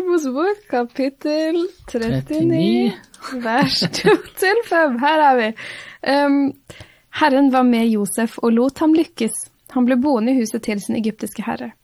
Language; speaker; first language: Norwegian; native; Norwegian